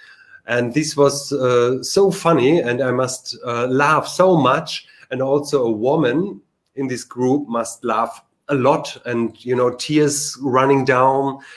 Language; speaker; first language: English; non-native, learner; German